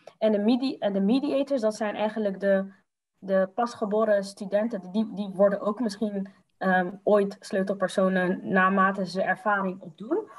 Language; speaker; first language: Dutch; early bilingual, other home language; Somali